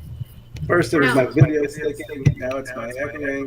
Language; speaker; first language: English; native; English